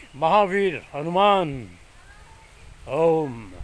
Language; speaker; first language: English; non-native, local second language; Punjabi